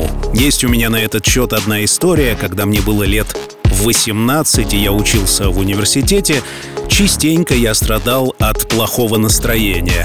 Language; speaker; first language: Russian; native; Russian